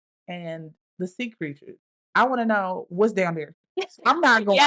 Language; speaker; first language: English; native; English